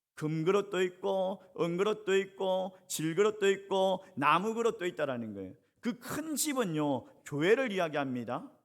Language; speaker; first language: Korean; native; Korean